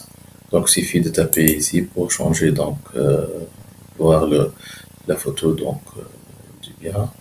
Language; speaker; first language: French; non-native, local second language; Arabic